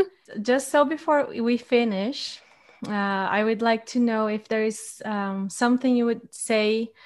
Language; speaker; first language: English; non-native, fluent; Portuguese